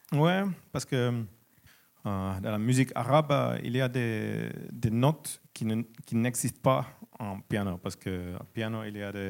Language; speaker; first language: French; non-native, learner; Finnish